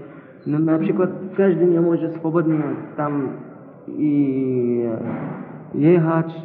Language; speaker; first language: Polish; non-native, learner; Arabic